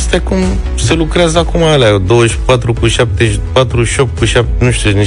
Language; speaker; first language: Romanian; native; Romanian